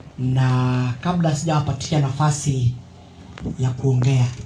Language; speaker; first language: Swahili; non-native, local second language; Kikuyu